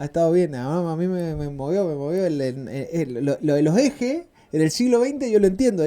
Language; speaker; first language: Spanish; native; Spanish